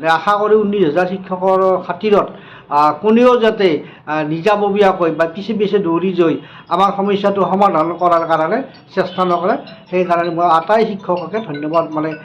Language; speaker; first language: Assamese; non-native, local second language; Bangla